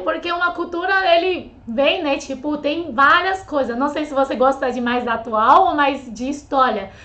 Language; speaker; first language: Portuguese; non-native, fluent; Chinese